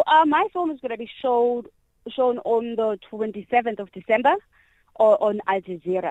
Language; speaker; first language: English; non-native, local second language; Zulu